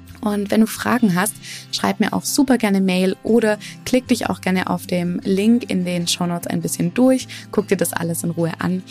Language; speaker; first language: German; native; German